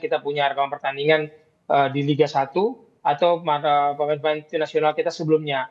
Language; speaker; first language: Indonesian; native; Indonesian